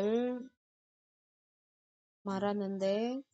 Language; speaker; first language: Korean; non-native, fluent; Indonesian